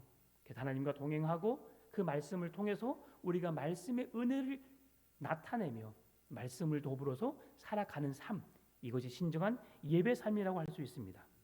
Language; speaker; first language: Korean; native; Korean